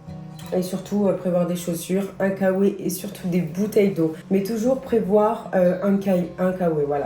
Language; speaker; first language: French; native; French